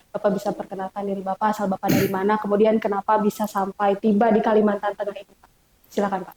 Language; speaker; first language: Indonesian; native; Indonesian